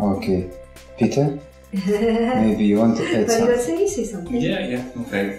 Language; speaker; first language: English; native; English